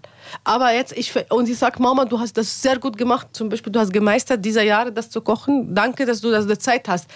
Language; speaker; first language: German; non-native, learner; Arabic